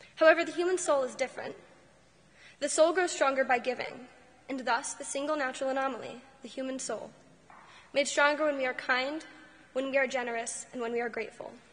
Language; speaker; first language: English; native; English